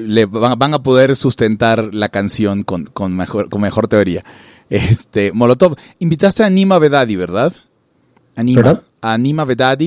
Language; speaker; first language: Spanish; native; Spanish